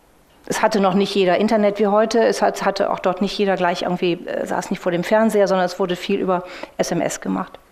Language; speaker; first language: German; native; German